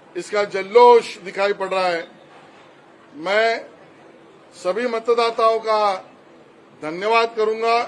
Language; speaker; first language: Hindi; non-native, local second language; Marathi